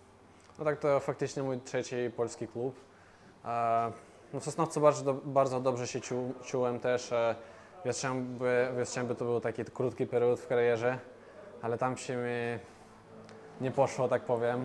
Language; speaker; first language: Polish; non-native, fluent; Russian